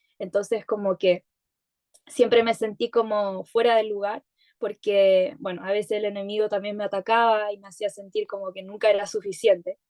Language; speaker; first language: Spanish; native; Spanish